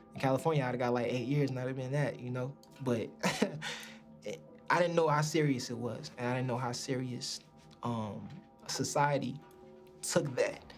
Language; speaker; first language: English; native; English